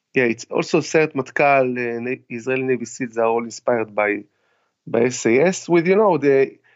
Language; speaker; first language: English; non-native, fluent; Hebrew